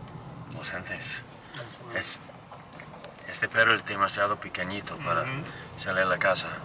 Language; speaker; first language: Spanish; non-native, learner; English